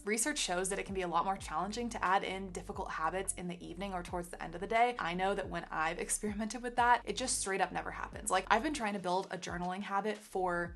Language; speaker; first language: English; native; English